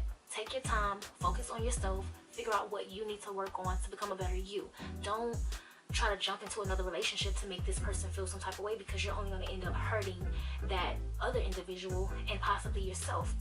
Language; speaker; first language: English; native; English